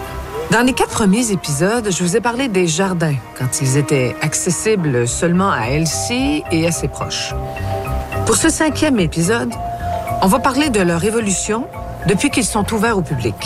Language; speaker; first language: French; native; French